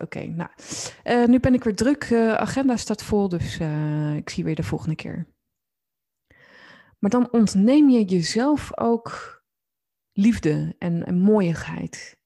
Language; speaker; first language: Dutch; native; Dutch